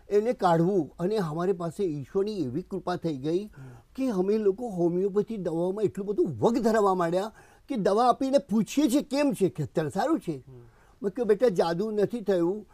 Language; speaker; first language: Gujarati; non-native, local second language; Hindi